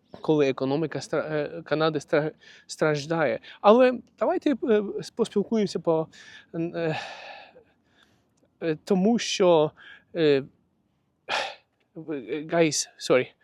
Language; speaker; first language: Ukrainian; non-native, local second language; Russian